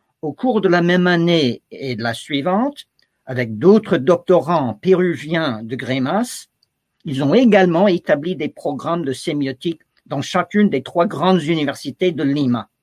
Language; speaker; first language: French; non-native, fluent; English